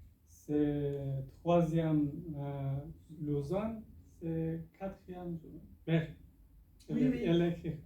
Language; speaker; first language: French; non-native, learner; Persian